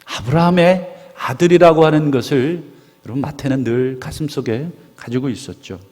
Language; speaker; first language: Korean; native; Korean